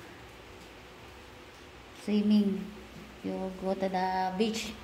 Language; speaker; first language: English; non-native, local second language; Filipino